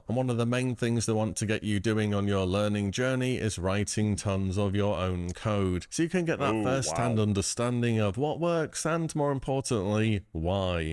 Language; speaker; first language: English; native; English